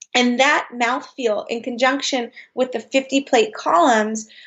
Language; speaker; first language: English; native; English